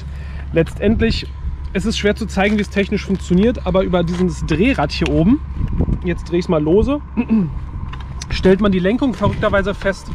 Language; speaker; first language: German; native; German